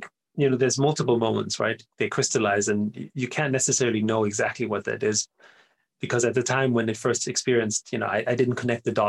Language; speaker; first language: English; non-native, fluent; German